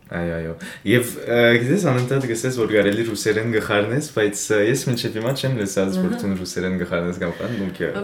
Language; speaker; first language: Armenian; early bilingual, heritage; Armenian